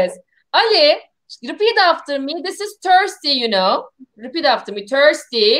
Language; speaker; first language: English; non-native, fluent; Turkish